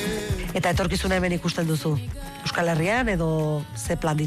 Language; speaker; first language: Basque; native; Basque